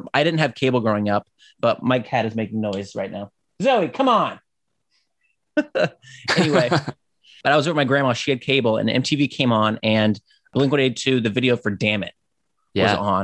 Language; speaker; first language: English; native; English